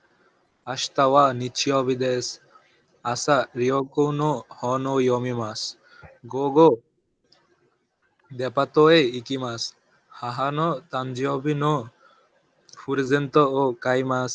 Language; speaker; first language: Japanese; non-native, learner; Bangla